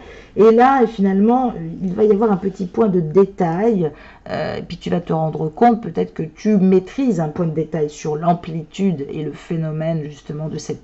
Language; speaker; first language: French; native; French